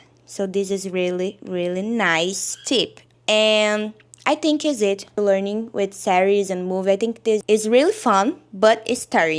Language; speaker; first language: English; non-native, learner; Portuguese